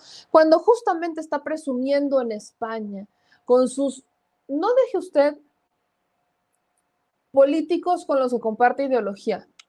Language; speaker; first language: Spanish; native; Spanish